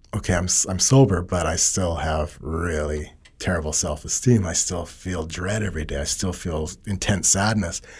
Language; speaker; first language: English; native; English